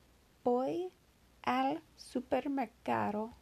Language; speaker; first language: Spanish; non-native, learner; English